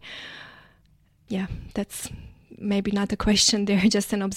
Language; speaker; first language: English; non-native, fluent; Croatian